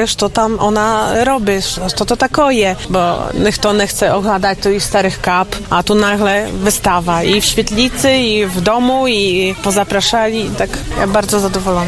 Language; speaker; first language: Polish; non-native, local second language; Ukrainian